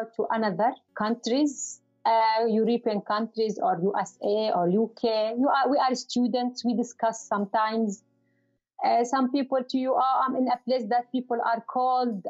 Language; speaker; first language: English; non-native, learner; Arabic